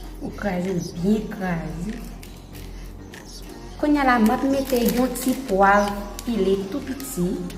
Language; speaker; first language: French; early bilingual, heritage; Haitian Creole